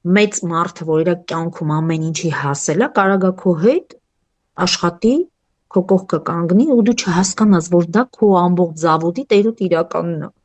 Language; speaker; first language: Armenian; native; Armenian